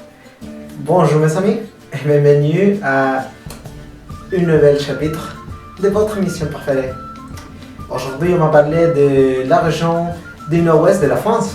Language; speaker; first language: French; non-native, learner; Spanish